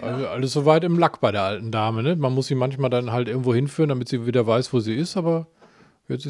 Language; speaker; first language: German; native; German